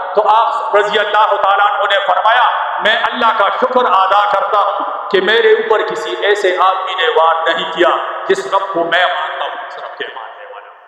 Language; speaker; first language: Urdu; non-native, local second language; Pashto